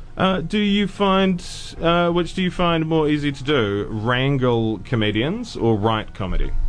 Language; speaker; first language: English; native; English